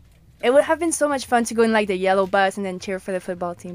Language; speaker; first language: English; non-native, fluent; French